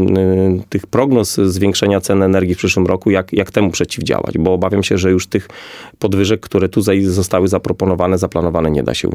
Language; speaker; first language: Polish; native; Polish